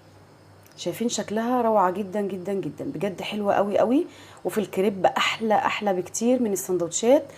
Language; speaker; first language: Arabic; native; Arabic